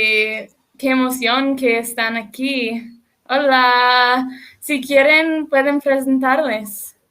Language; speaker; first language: Spanish; non-native, learner; English